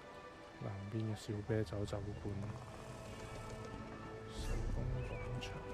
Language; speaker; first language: Chinese; native; Chinese